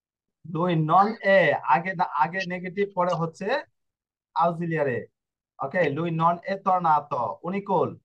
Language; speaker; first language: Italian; non-native, fluent; Bangla